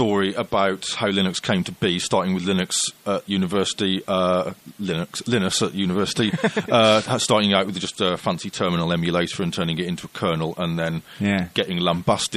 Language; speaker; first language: English; native; English